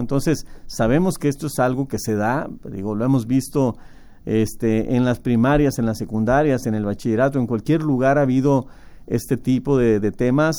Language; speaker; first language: Spanish; native; Spanish